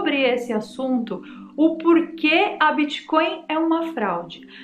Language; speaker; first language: Portuguese; native; Portuguese